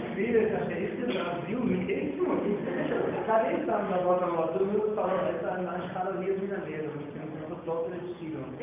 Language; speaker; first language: Portuguese; non-native, fluent; German